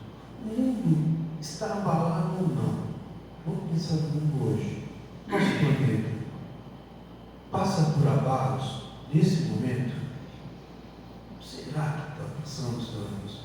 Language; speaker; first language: Portuguese; native; Portuguese